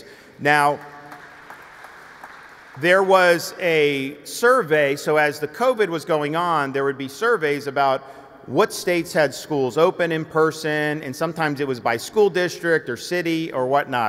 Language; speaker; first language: English; native; English